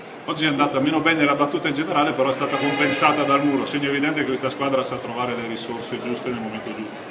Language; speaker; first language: Italian; native; Italian